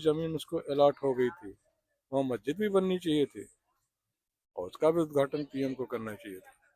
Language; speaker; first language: Hindi; native; Hindi